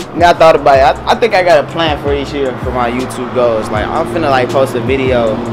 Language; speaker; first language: English; native; English